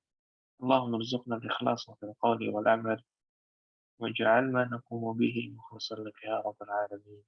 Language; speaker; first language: Arabic; non-native, fluent; Indonesian